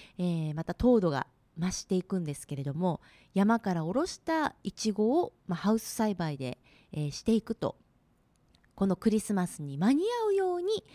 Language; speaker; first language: Japanese; native; Japanese